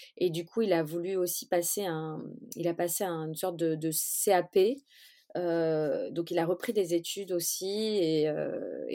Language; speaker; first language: French; early bilingual, other home language; Portuguese